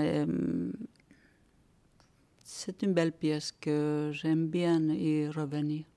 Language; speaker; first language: French; non-native, fluent; Finnish